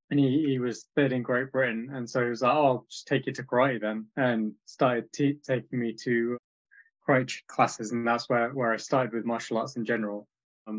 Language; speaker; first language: English; native; English